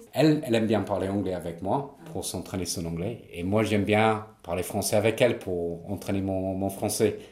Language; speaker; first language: French; non-native, fluent; English